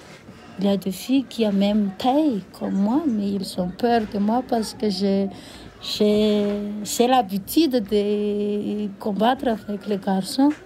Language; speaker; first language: French; non-native, local second language; Malagasy